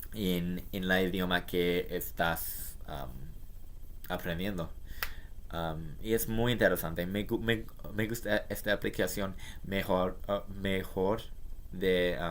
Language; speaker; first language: Spanish; non-native, learner; English